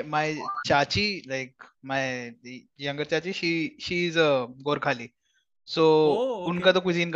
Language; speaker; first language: English; non-native, local second language; Hindi